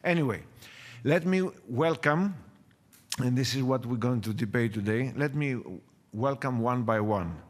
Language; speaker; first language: English; non-native, fluent; Greek